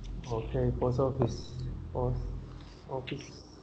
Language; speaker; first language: English; non-native, learner; Spanish